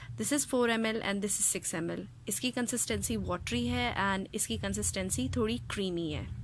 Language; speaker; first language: Urdu; native; Urdu